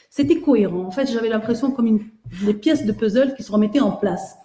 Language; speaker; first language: French; native; French